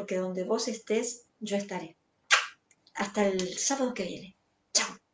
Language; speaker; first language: Spanish; native; Spanish